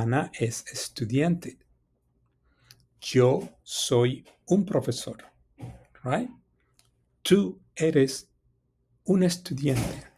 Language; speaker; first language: Spanish; non-native, fluent; English